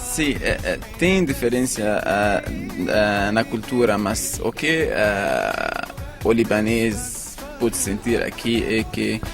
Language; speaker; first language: Portuguese; non-native, fluent; Arabic